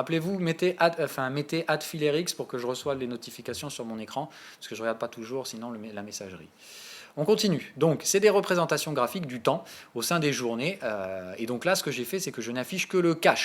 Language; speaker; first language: French; native; French